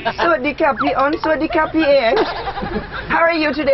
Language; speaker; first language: Thai; native; Thai